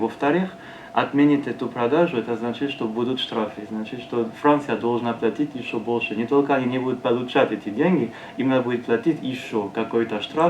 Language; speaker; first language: Russian; non-native, learner; French